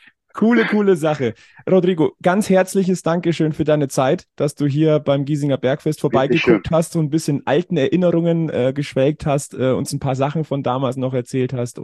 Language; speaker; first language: German; native; German